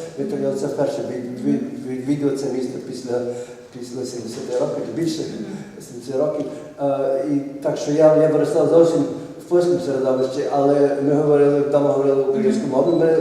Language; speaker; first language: Ukrainian; early bilingual, heritage; Ukrainian